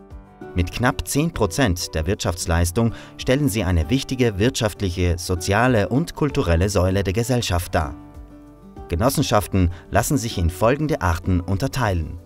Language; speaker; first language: German; native; German